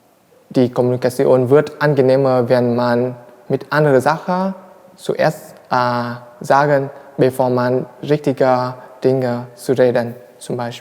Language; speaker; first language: German; non-native, learner; Vietnamese